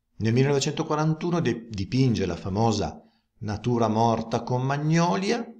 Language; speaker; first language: Italian; native; Italian